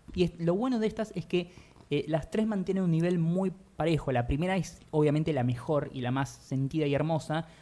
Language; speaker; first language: Spanish; native; Spanish